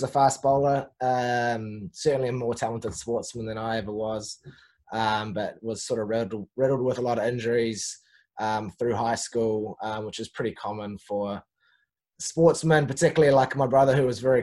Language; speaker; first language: English; native; English